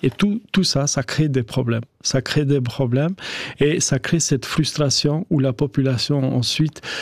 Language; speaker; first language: French; non-native, fluent; Albanian